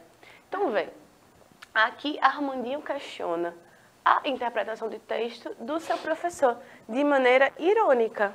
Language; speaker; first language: Portuguese; native; Portuguese